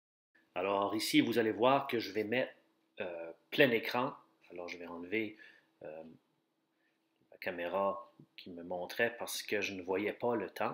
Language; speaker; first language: French; native; French